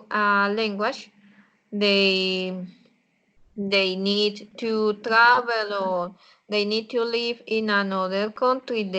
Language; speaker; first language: English; non-native, learner; Spanish